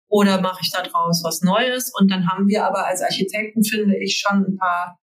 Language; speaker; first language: German; native; German